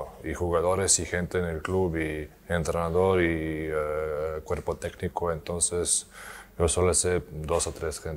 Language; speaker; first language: Spanish; non-native, learner; Serbian